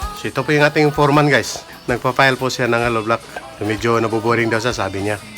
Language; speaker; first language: Filipino; non-native, local second language; Cebuano